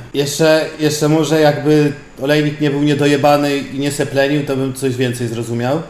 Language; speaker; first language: Polish; native; Polish